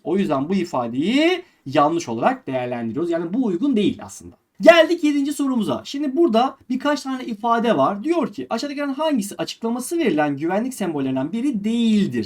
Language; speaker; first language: Turkish; native; Turkish